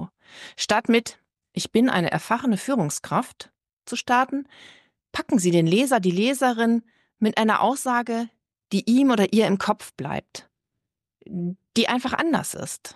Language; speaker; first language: German; native; German